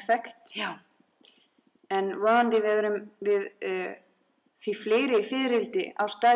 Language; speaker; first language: Icelandic; non-native, fluent; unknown